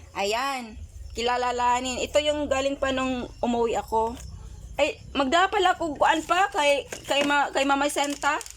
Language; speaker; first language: Filipino; non-native, local second language; Cebuano